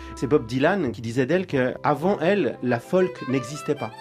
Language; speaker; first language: French; native; French